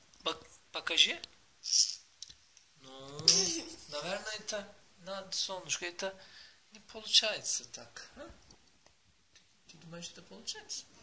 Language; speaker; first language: Russian; non-native, learner; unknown